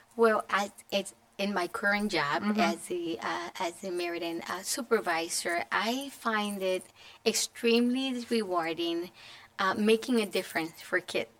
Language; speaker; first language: English; non-native, fluent; Spanish